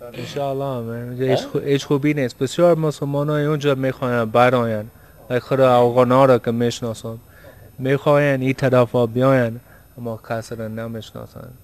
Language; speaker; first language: Persian; early bilingual, heritage; Persian